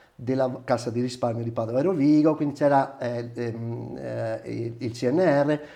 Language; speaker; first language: Italian; native; Italian